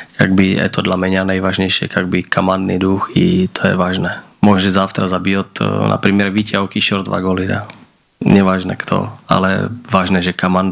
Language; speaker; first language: Russian; non-native, learner; Slovak